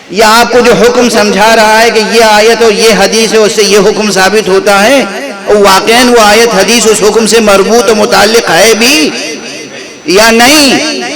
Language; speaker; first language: Urdu; native; Urdu